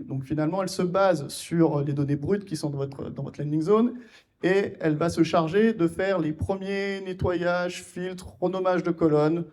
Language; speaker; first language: French; native; French